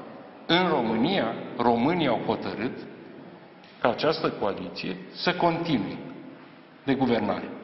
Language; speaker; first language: Romanian; native; Romanian